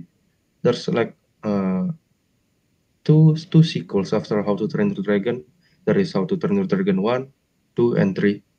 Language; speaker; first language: English; non-native, fluent; Indonesian